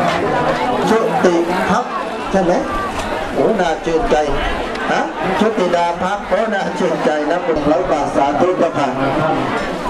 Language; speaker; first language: Thai; native; Thai